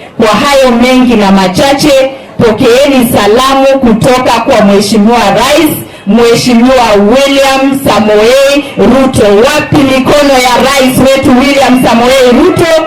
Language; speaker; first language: Swahili; non-native, local second language; Masai